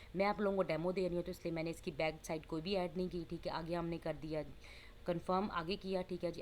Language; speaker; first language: Hindi; non-native, local second language; Punjabi